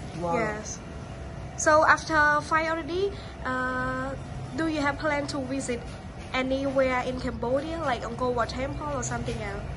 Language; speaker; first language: English; non-native, learner; Khmer